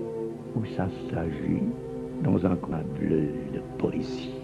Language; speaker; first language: French; native; French